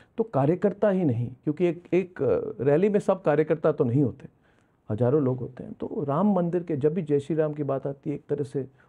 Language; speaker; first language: Hindi; non-native, local second language; Bangla